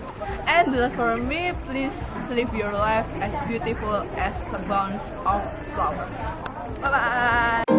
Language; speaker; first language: English; non-native, learner; Indonesian